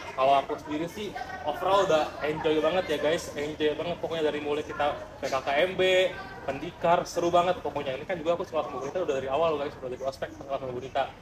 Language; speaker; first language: Indonesian; native; Indonesian